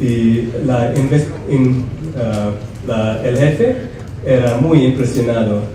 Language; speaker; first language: Spanish; non-native, fluent; English